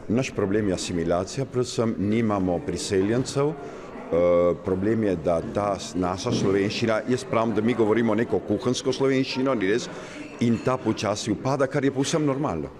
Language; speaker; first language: Slovenian; early bilingual, heritage; Slovenian